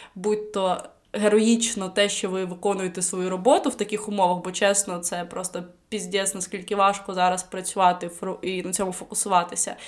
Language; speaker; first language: Ukrainian; non-native, local second language; Russian